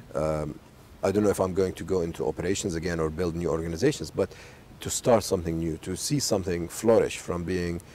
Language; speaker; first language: English; non-native, fluent; Arabic